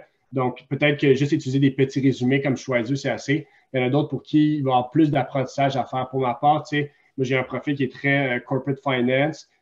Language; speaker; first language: French; native; French